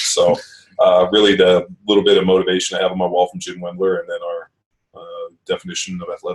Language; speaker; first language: English; native; English